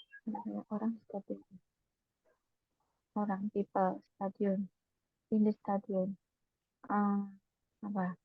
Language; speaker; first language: English; non-native, learner; Indonesian